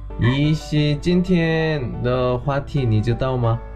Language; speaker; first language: Chinese; non-native, learner; Korean